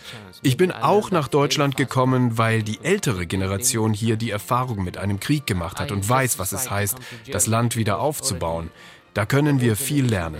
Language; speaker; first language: German; non-native, fluent; Arabic